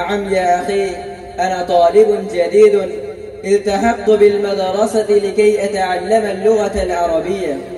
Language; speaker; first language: Arabic; non-native, learner; Urdu